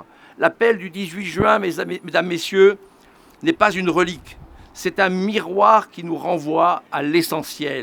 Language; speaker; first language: French; native; French